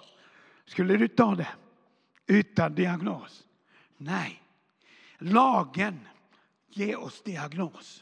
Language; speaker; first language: Swedish; non-native, fluent; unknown